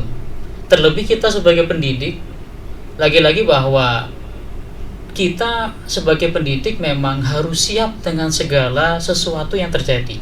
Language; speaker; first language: Indonesian; native; Indonesian